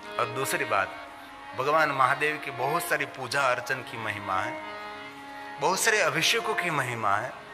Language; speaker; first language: Hindi; non-native, local second language; Gujarati